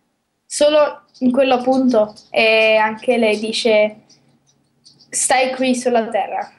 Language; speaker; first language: Italian; early bilingual, heritage; Italian